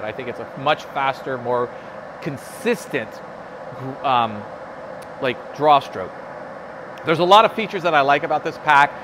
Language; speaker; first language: English; native; English